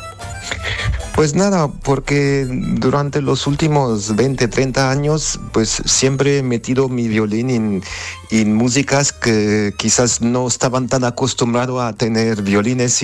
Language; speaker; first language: Spanish; non-native, fluent; Armenian